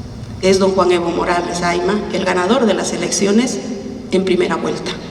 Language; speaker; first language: Spanish; native; Spanish